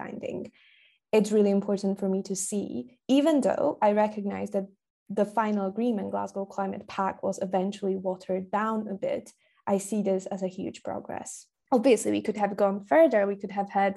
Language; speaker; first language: English; non-native, fluent; Slovak